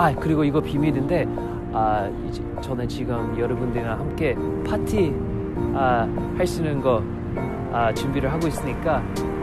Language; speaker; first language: Korean; non-native, fluent; English